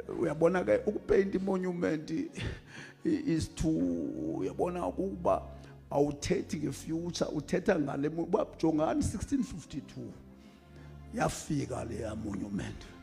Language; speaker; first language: Zulu; non-native, local second language; Xhosa